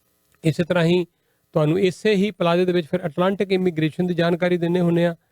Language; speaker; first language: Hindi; non-native, local second language; Punjabi